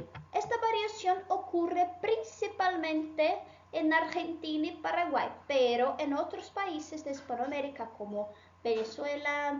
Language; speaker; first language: Spanish; non-native, fluent; Portuguese